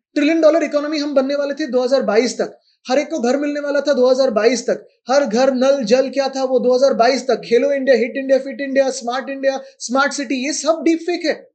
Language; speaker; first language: Hindi; non-native, local second language; Marathi